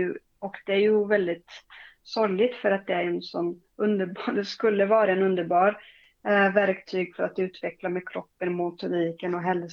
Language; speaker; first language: Swedish; non-native, fluent; Portuguese